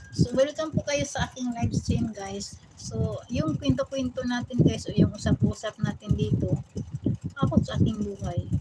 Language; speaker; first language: Filipino; non-native, local second language; Cebuano